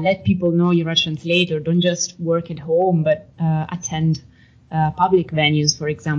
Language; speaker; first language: English; non-native, fluent; Italian